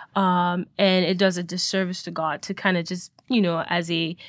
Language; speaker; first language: English; non-native, local second language; Yoruba